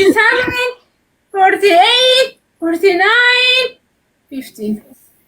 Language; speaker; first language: English; non-native, learner; Amharic